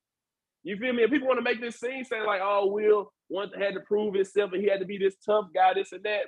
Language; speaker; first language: English; native; English